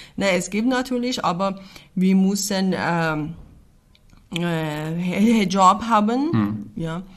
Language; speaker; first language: German; non-native, learner; Persian